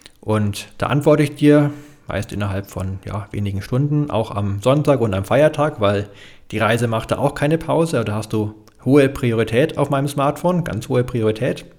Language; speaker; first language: German; native; German